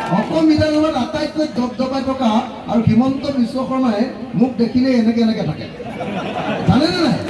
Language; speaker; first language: Assamese; native; Assamese